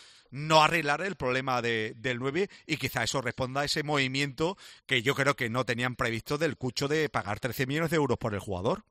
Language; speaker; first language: Spanish; native; Spanish